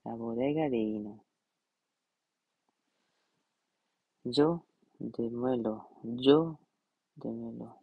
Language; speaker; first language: Spanish; non-native, learner; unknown